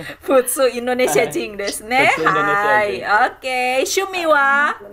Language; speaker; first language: Japanese; non-native, fluent; Indonesian